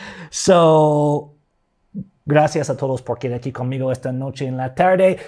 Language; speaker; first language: Spanish; non-native, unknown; English